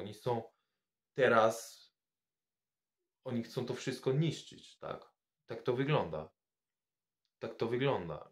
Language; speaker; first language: Polish; non-native, fluent; French